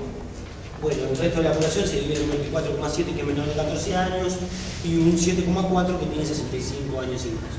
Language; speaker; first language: Spanish; native; Spanish